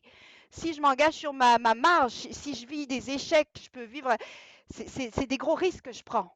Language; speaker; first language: French; native; French